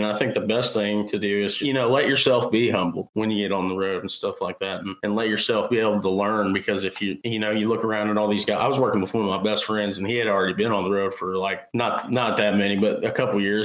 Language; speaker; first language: English; native; English